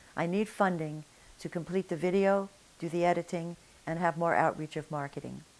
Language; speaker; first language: English; native; English